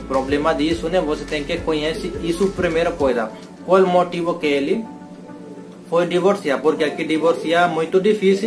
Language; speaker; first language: Portuguese; non-native, learner; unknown